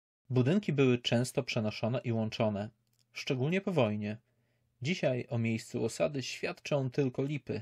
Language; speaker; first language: Polish; native; Polish